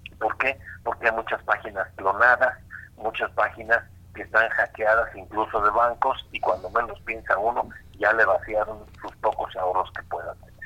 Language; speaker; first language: Spanish; native; Spanish